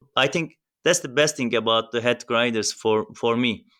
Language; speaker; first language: English; non-native, fluent; Turkish